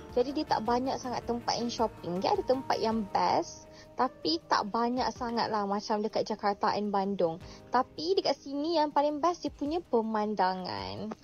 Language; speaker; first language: Malay; native; Malay